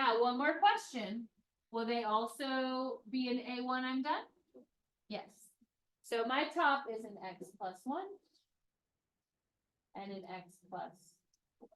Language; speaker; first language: English; native; English